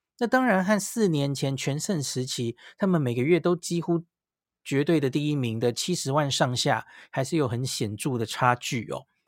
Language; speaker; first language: Chinese; native; Chinese